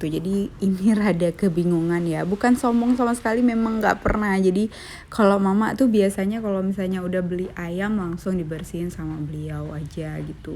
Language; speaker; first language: Indonesian; native; Indonesian